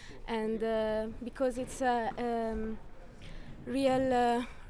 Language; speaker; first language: English; non-native, learner; Italian